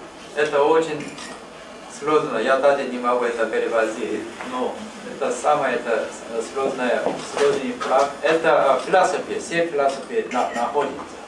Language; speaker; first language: Russian; non-native, learner; Korean